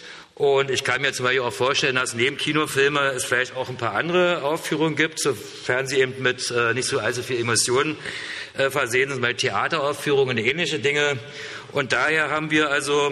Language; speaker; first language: German; native; German